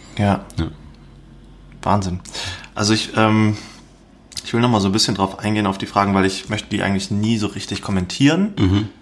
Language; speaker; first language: German; native; German